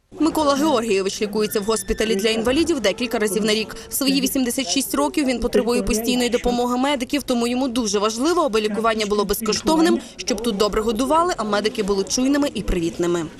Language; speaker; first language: Ukrainian; native; Ukrainian